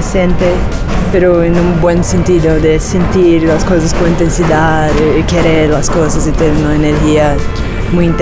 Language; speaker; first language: Spanish; non-native, learner; Portuguese